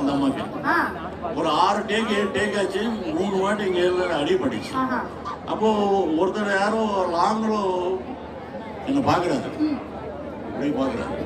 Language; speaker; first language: Tamil; non-native, learner; Telugu